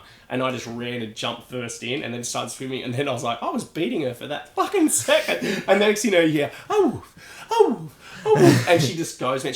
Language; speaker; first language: English; native; English